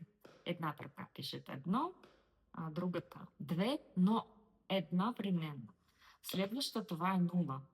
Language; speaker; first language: Bulgarian; non-native, learner; Russian